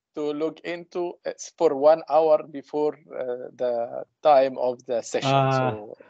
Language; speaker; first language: English; non-native, fluent; Ukrainian